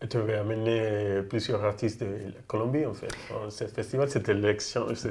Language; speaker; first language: French; non-native, fluent; Spanish